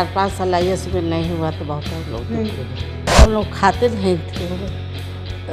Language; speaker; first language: Hindi; non-native, local second language; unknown